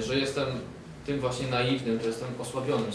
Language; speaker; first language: Polish; native; Polish